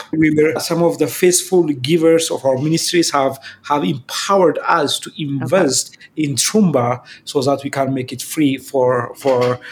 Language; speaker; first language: English; non-native, fluent; Amharic